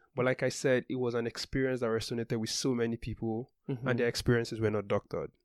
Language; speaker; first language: English; non-native, local second language; Yoruba